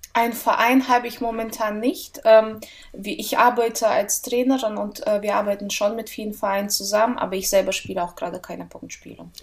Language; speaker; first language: German; early bilingual, other home language; Russian